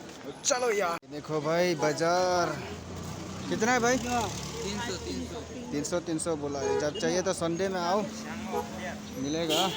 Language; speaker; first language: Hindi; non-native, local second language; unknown